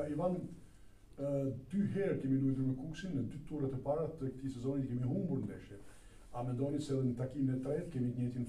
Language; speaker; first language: Albanian; native; Albanian